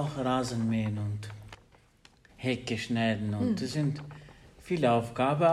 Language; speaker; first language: German; non-native, learner; Albanian